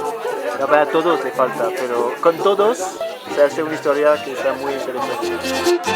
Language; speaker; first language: Spanish; non-native, learner; French